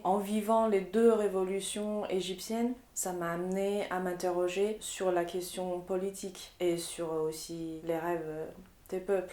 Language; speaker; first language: French; non-native, fluent; Chinese